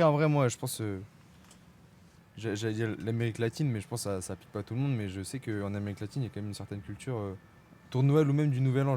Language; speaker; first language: French; native; French